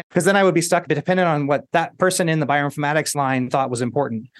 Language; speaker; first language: English; early bilingual, other home language; Spanish